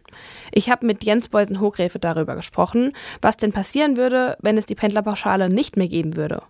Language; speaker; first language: German; native; German